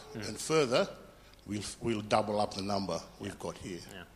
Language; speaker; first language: English; non-native, fluent; Fijian